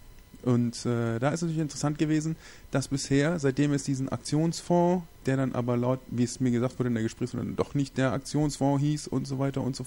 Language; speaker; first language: German; native; German